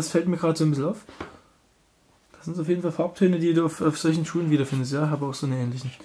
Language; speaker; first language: German; native; German